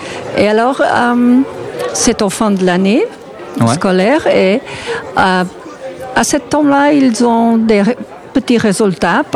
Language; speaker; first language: French; non-native, learner; Portuguese